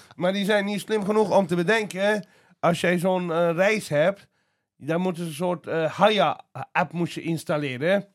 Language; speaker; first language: Dutch; non-native, fluent; Azerbaijani